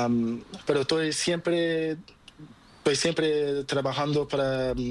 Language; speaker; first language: Spanish; non-native, learner; Portuguese